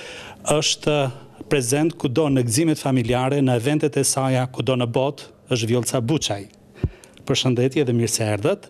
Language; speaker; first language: Albanian; native; Albanian